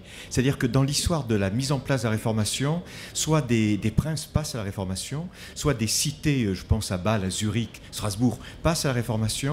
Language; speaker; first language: French; native; French